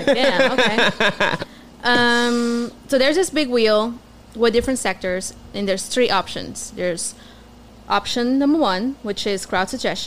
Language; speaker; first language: English; non-native, fluent; Portuguese